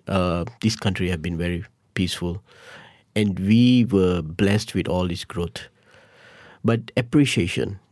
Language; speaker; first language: English; non-native, local second language; Tamil